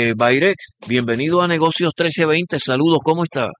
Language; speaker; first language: Spanish; native; Spanish